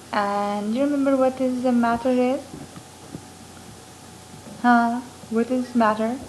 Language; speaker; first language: English; non-native, fluent; Arabic